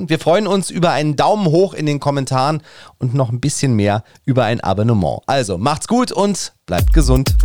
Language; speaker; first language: German; native; German